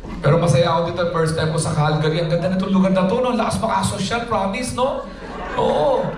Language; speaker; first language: Filipino; native; Filipino